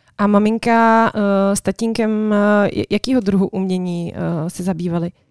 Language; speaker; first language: Czech; native; Czech